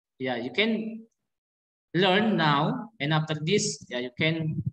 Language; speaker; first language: English; non-native, learner; Indonesian